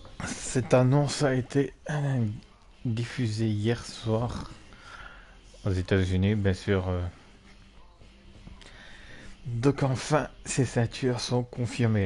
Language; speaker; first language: French; native; French